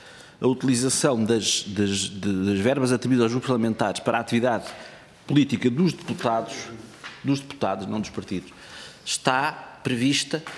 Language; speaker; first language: Portuguese; native; Portuguese